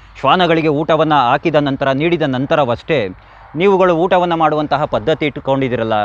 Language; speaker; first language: Kannada; native; Kannada